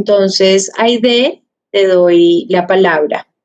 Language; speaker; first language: Spanish; native; Spanish